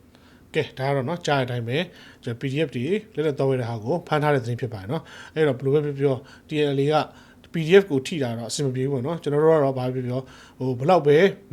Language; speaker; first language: Burmese; native; Burmese